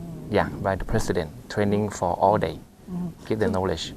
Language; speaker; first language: English; non-native, fluent; Thai